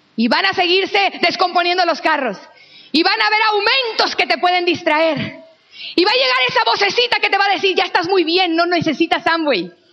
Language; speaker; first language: Spanish; native; Spanish